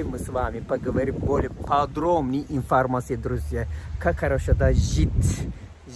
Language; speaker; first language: Russian; non-native, fluent; Turkish